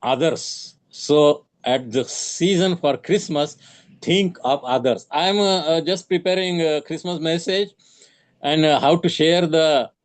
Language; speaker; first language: English; non-native, local second language; Marathi